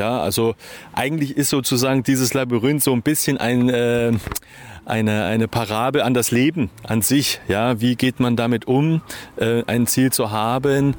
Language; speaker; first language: German; native; German